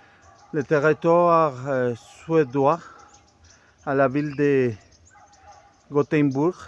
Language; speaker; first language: French; non-native, fluent; Spanish